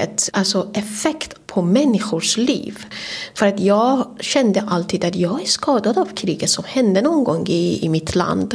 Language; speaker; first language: Swedish; non-native, fluent; Kurdish